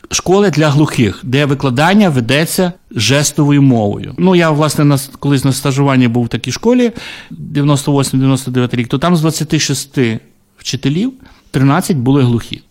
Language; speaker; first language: Ukrainian; native; Ukrainian